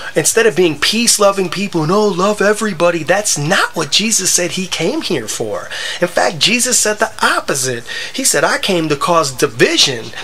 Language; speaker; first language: English; native; English